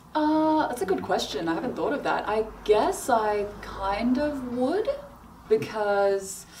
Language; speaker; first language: English; native; English